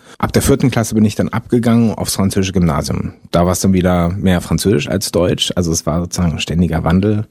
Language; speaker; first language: German; native; German